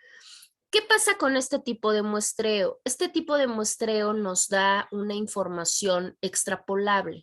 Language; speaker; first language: Spanish; native; Spanish